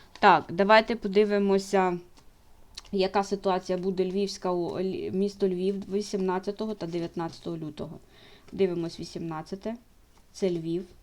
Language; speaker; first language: Ukrainian; non-native, local second language; Russian